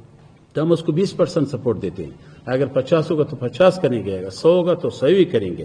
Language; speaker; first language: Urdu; non-native, fluent; Persian